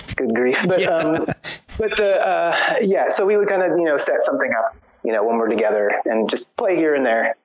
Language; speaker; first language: English; native; English